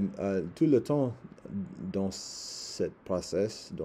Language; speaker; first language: French; non-native, learner; English